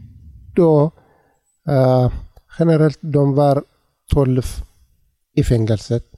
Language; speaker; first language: Swedish; non-native, learner; Tigrinya